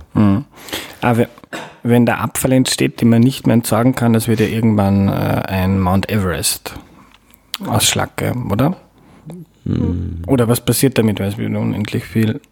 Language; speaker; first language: German; native; German